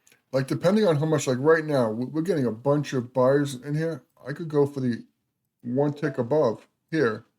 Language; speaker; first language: English; native; English